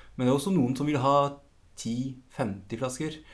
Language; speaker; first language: Norwegian; non-native, fluent; French